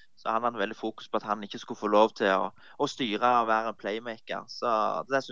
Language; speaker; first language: Norwegian; native; Norwegian